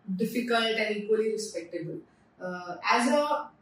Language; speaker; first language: English; non-native, local second language; Marathi